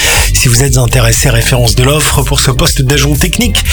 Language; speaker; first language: French; native; French